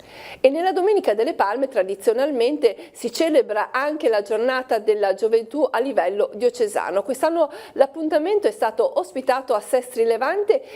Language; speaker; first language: Italian; native; Italian